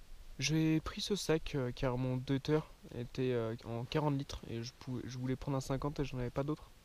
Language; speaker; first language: French; native; French